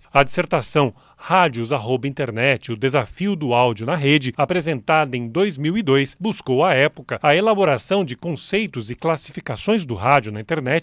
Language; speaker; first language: Portuguese; native; Portuguese